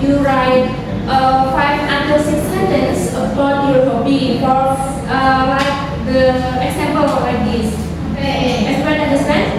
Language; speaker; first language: English; non-native, learner; Indonesian